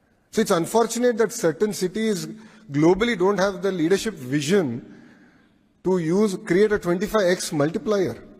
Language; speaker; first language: English; non-native, local second language; Telugu